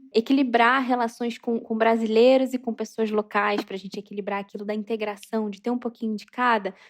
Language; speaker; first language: Portuguese; native; Portuguese